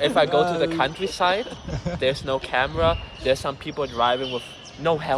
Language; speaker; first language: English; non-native, fluent; German